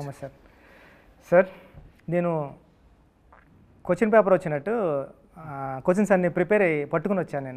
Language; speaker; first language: Telugu; native; Telugu